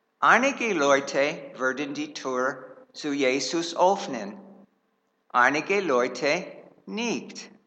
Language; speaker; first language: German; non-native, fluent; English